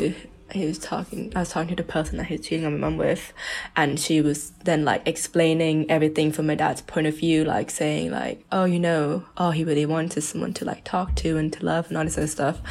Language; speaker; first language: English; early bilingual, other home language; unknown